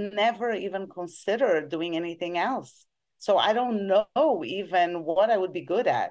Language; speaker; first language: English; non-native, fluent; Portuguese